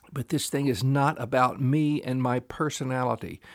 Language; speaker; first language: English; native; English